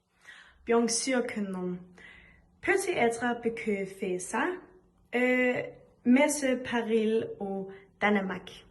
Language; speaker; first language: French; non-native, learner; Danish